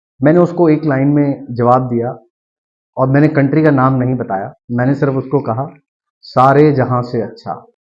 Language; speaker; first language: Hindi; native; Hindi